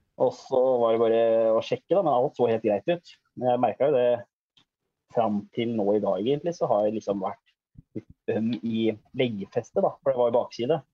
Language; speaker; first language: Norwegian; native; Norwegian